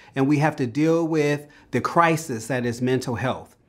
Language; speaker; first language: English; native; English